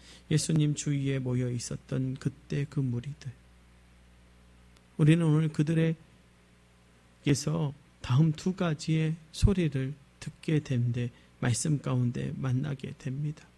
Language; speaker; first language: Korean; native; Korean